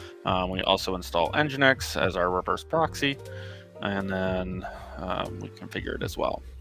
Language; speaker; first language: English; native; English